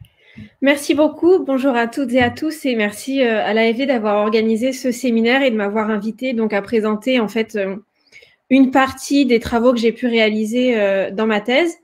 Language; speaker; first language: French; native; French